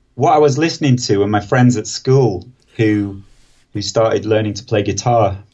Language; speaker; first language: English; native; English